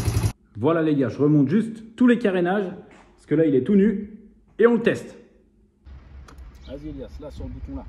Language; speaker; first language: French; native; French